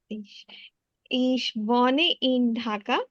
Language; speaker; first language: German; non-native, learner; Bangla